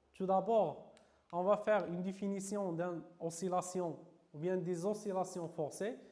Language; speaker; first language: French; non-native, local second language; Arabic